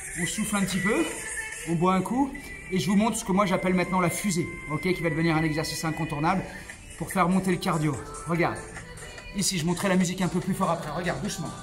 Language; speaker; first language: French; native; French